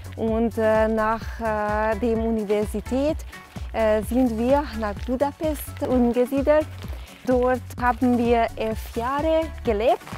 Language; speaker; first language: German; non-native, fluent; Hungarian